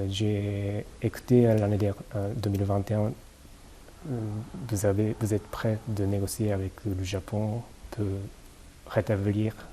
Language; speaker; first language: French; non-native, fluent; Japanese